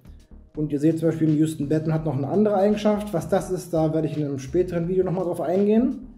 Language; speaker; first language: German; native; German